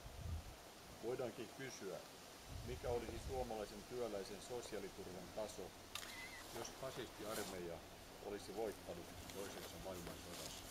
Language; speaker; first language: Finnish; native; Finnish